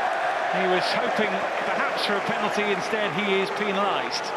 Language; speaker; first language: English; native; English